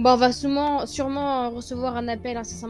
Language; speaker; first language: French; native; French